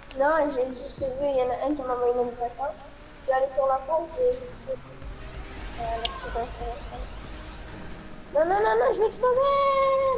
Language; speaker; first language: French; native; French